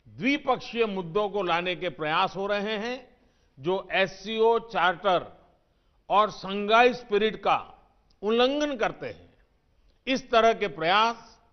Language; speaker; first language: Hindi; non-native, local second language; Gujarati